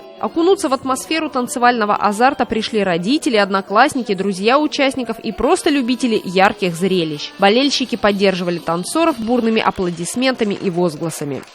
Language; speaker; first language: Russian; native; Russian